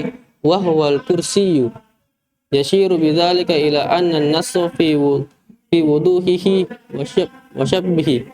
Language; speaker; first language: Arabic; non-native, learner; Indonesian